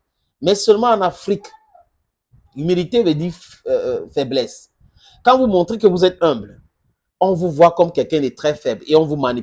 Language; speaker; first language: French; non-native, local second language; English